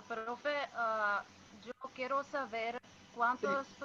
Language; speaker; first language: Spanish; non-native, fluent; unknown